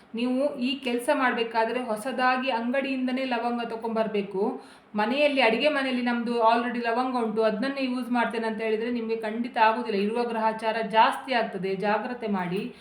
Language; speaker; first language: Kannada; non-native, local second language; Konkani